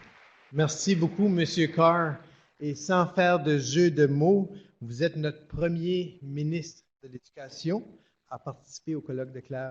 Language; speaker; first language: French; native; French